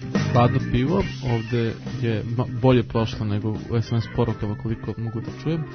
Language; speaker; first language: Croatian; native; Croatian